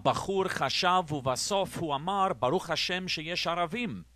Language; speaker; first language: Hebrew; non-native, fluent; English